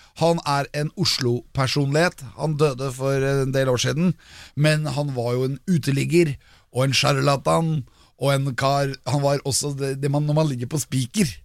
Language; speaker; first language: Norwegian; native; Norwegian